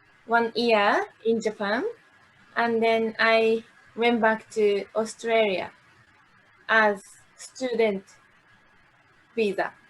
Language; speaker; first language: English; non-native, learner; Japanese